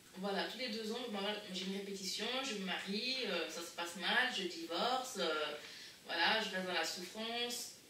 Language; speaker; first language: French; early bilingual, other home language; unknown